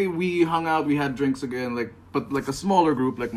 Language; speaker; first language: English; non-native, local second language; Filipino